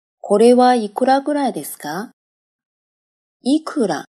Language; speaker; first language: Japanese; non-native, fluent; Chinese